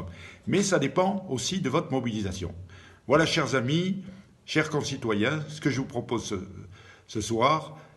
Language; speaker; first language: French; native; French